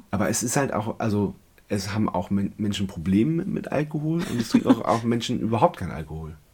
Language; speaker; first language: German; native; German